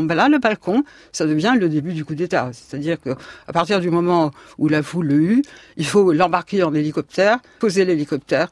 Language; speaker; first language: French; native; French